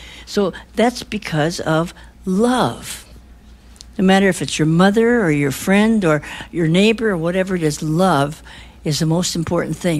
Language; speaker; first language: English; early bilingual, other home language; Chinese